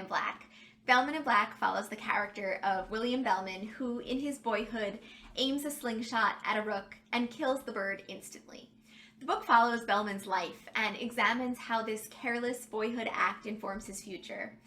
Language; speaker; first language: English; native; English